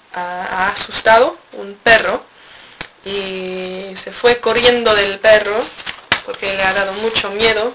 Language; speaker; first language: Spanish; non-native, learner; English